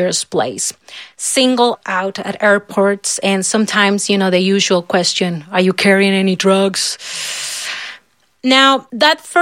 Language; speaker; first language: English; non-native, fluent; Spanish